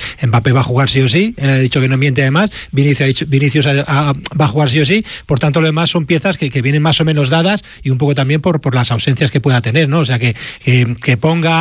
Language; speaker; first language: Spanish; native; Spanish